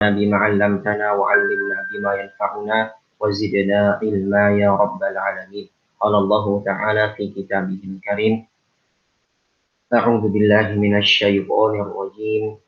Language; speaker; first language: Arabic; non-native, fluent; Indonesian